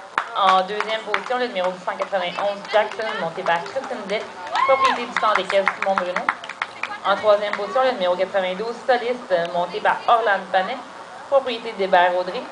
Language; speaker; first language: French; native; French